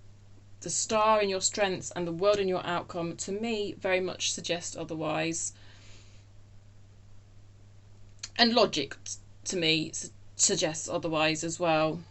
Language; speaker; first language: English; native; English